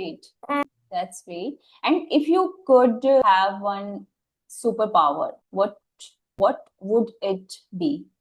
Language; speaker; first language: English; non-native, fluent; Hindi